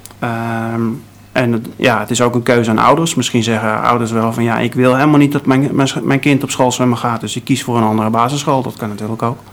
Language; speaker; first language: Dutch; native; Dutch